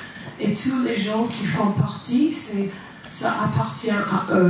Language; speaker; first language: French; non-native, fluent; English